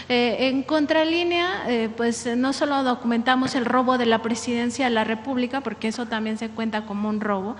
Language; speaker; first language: Spanish; native; Spanish